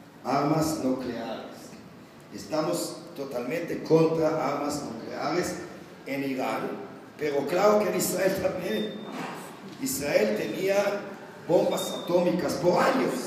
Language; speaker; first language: Spanish; non-native, learner; Hebrew